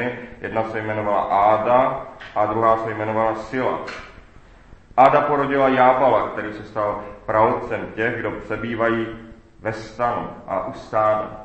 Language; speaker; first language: Czech; native; Czech